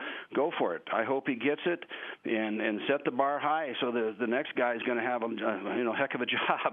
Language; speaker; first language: English; native; English